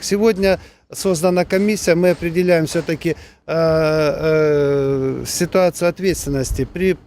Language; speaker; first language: Russian; non-native, local second language; Ukrainian